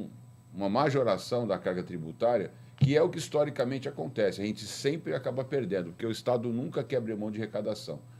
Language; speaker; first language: Portuguese; native; Portuguese